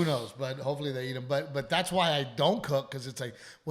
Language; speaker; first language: English; native; English